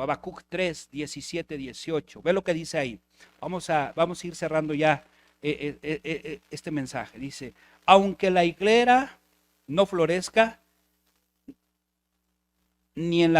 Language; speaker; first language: Spanish; native; Spanish